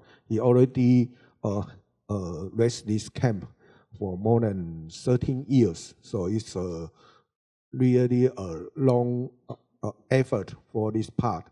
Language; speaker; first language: English; non-native, learner; Chinese